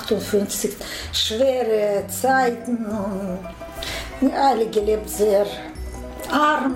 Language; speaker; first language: German; non-native, learner; Russian